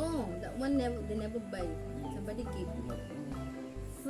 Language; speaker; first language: English; non-native, local second language; Filipino